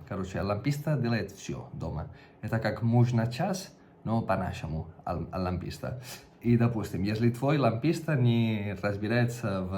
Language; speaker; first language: Russian; non-native, fluent; Catalan